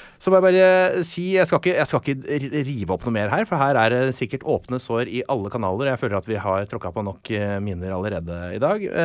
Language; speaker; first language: Norwegian; native; Norwegian